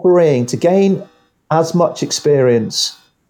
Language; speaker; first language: English; native; English